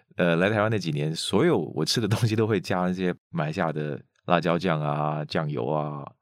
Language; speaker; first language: Chinese; non-native, local second language; Hakka Chinese